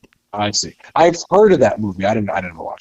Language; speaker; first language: English; native; English